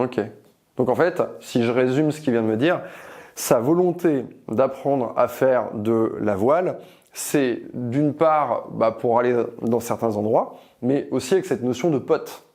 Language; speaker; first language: French; native; French